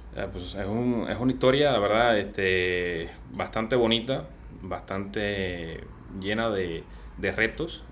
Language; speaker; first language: Spanish; native; Spanish